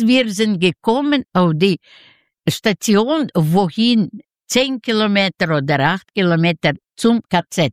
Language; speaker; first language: German; non-native, learner; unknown